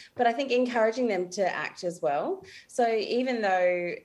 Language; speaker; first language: English; native; English